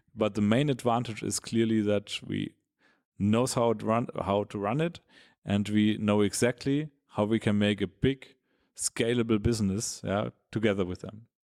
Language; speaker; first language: English; non-native, fluent; German